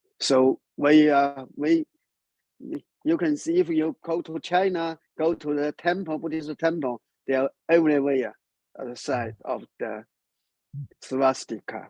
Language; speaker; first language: English; non-native, learner; Chinese